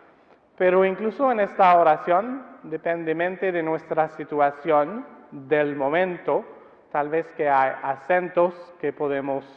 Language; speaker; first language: Spanish; non-native, fluent; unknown